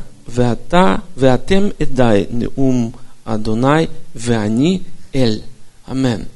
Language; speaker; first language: Hebrew; non-native, fluent; Russian